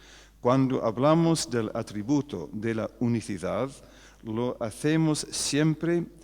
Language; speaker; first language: Spanish; non-native, fluent; English